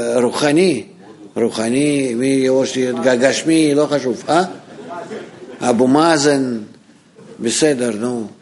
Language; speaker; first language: Hebrew; non-native, fluent; Russian